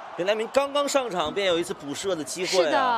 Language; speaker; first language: Chinese; native; Chinese